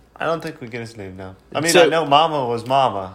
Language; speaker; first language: English; native; English